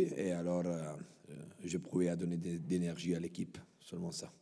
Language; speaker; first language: French; non-native, local second language; Italian